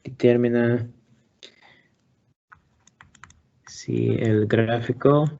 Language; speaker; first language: Spanish; non-native, learner; English